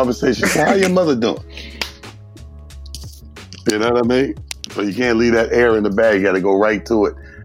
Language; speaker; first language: English; native; English